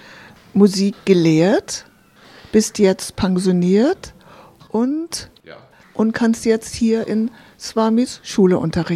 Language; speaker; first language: German; native; German